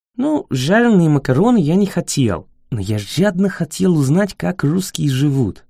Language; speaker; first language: Russian; non-native, fluent; English